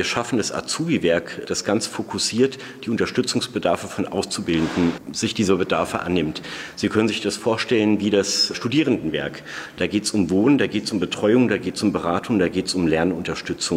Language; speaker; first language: German; native; German